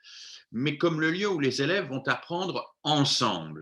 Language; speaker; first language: French; native; French